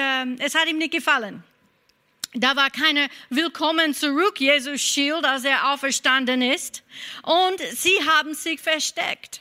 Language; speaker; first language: German; non-native, fluent; English